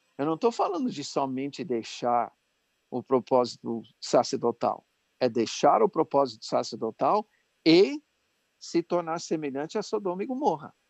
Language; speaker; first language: Portuguese; non-native, fluent; English